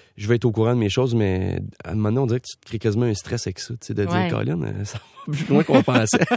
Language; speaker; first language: French; native; French